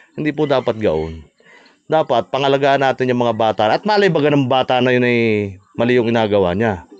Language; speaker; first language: Filipino; native; Filipino